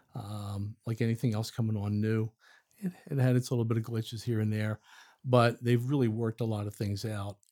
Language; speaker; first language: English; native; English